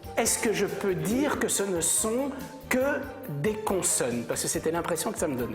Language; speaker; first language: French; native; French